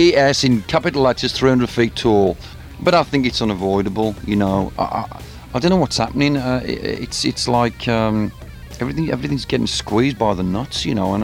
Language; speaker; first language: English; native; English